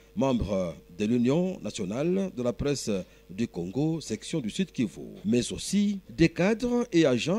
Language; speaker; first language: French; non-native, local second language; Swahili